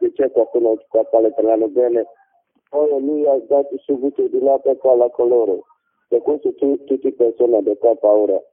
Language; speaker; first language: Italian; non-native, learner; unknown